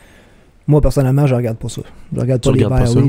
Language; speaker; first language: French; native; French